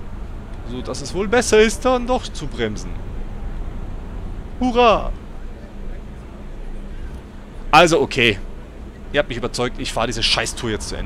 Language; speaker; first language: German; native; German